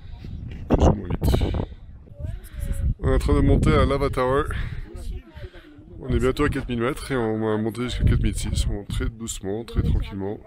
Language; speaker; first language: French; native; French